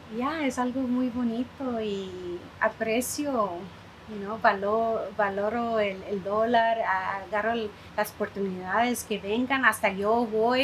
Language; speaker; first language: Spanish; early bilingual, heritage; Spanish